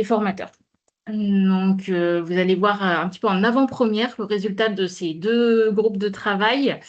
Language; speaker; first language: French; native; French